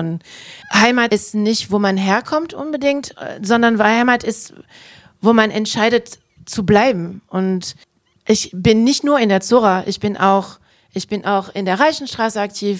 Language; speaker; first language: German; non-native, fluent; French